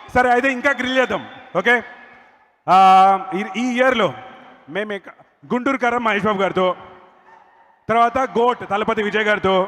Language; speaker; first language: Telugu; native; Telugu